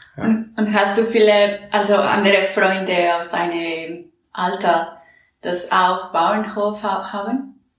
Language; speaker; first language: German; non-native, learner; Spanish